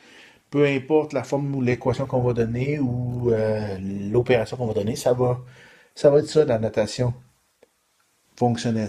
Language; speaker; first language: French; native; French